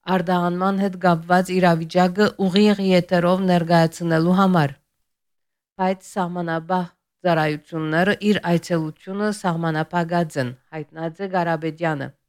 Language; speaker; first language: Armenian; early bilingual, heritage; Armenian